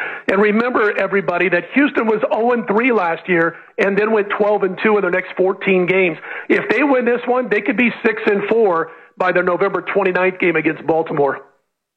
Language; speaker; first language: English; native; English